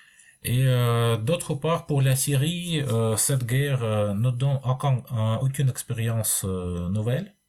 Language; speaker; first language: French; non-native, fluent; Russian